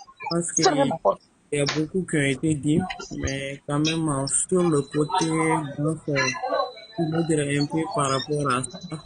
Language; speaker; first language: French; non-native, local second language; Bambara